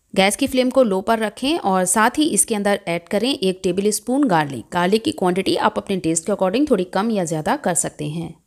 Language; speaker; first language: Hindi; native; Hindi